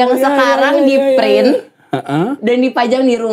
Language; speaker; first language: Indonesian; native; Indonesian